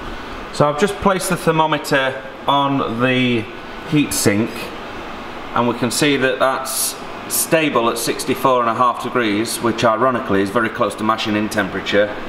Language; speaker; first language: English; native; English